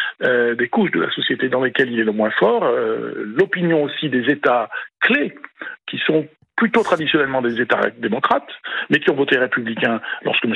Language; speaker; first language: French; native; French